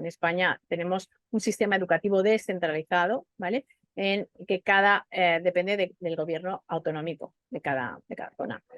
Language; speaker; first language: Spanish; native; Spanish